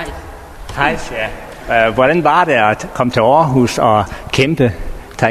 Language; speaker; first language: Danish; native; Danish